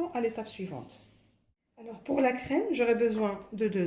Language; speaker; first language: French; non-native, local second language; Arabic